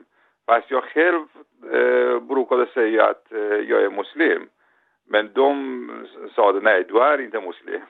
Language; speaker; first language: Swedish; non-native, learner; Persian